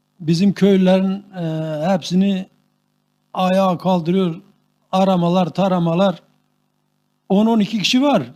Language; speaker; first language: Turkish; non-native, local second language; Kurdish